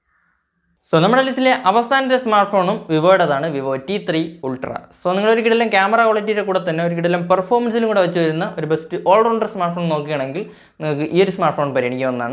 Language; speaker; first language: Malayalam; native; Malayalam